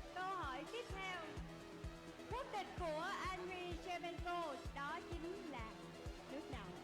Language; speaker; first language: Vietnamese; native; Vietnamese